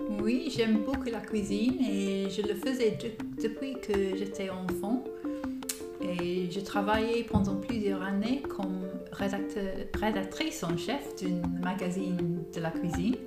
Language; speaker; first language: French; non-native, fluent; English